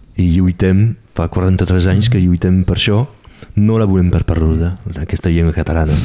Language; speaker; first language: Catalan; non-native, local second language; French